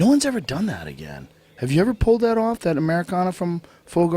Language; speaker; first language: English; native; English